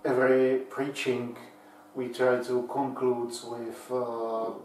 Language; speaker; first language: English; non-native, fluent; Czech